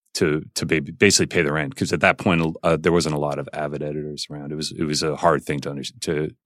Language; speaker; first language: English; native; English